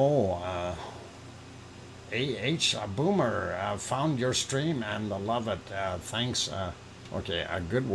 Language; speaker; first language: English; native; English